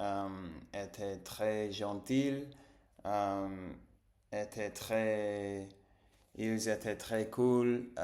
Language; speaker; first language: French; non-native, learner; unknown